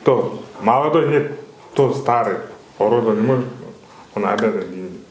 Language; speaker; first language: Russian; non-native, learner; Kyrgyz